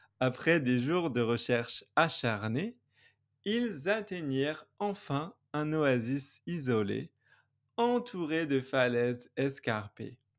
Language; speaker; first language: French; native; French